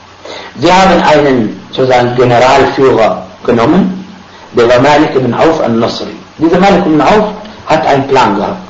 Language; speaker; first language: German; non-native, fluent; Arabic